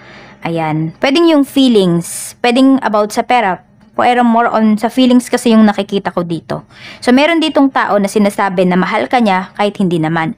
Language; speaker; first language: Filipino; native; Filipino